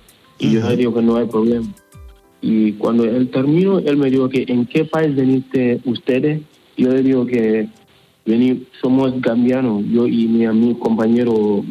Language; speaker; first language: Spanish; non-native, learner; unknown